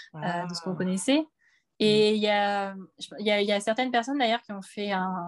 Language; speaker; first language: French; native; French